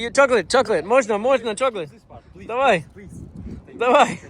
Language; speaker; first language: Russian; non-native, learner; English